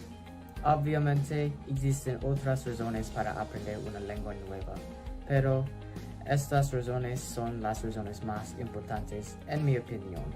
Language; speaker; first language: Spanish; non-native, fluent; English